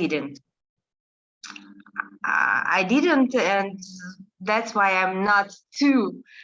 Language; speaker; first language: English; non-native, learner; Russian